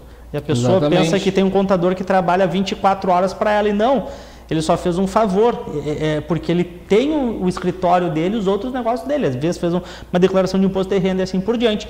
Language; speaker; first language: Portuguese; native; Portuguese